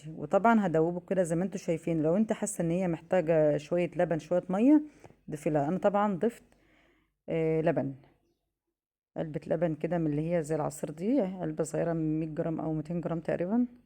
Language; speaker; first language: Arabic; native; Arabic